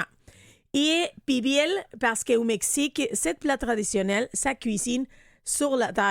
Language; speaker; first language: French; non-native, fluent; Spanish